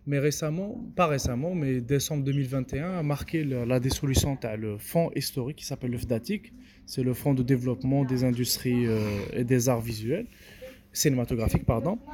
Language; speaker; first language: French; non-native, local second language; Arabic